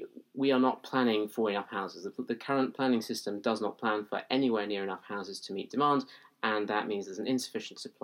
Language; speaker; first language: English; native; English